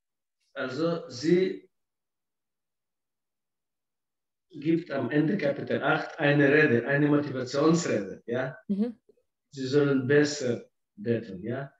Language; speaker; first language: German; non-native, fluent; Russian